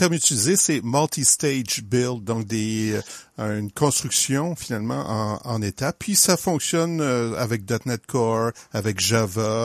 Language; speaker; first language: French; native; French